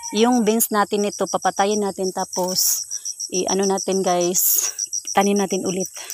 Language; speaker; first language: Filipino; non-native, local second language; Cebuano